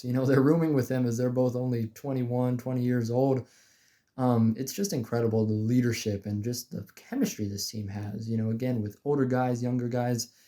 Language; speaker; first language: English; native; English